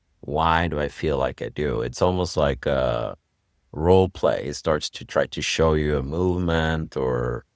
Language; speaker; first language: English; non-native, fluent; Swedish